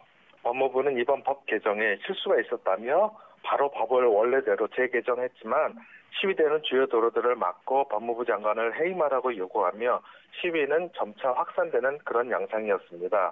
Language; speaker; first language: Korean; native; Korean